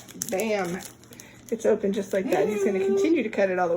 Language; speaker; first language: English; native; English